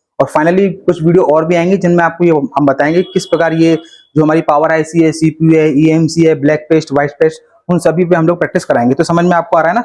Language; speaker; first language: Hindi; native; Hindi